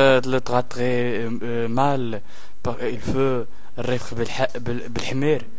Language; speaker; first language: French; non-native, local second language; Arabic